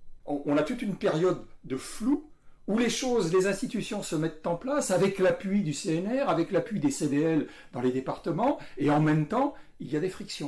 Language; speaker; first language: French; native; French